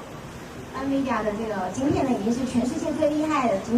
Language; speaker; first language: Chinese; native; Chinese